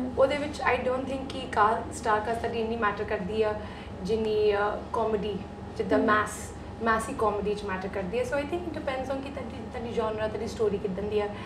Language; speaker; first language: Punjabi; early bilingual, heritage; Punjabi